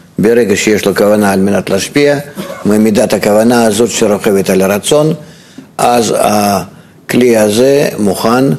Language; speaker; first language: Hebrew; non-native, fluent; Russian